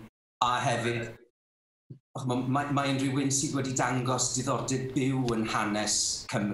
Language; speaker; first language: Welsh; native; Welsh